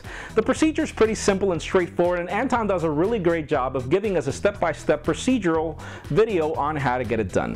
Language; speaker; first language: English; non-native, local second language; Spanish